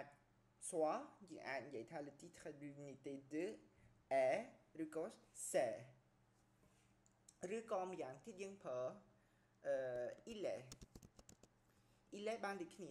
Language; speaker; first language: French; non-native, fluent; Khmer